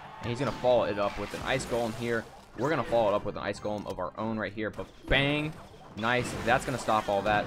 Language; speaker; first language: English; native; English